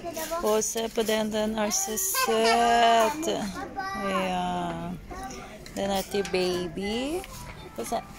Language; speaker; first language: Norwegian; non-native, learner; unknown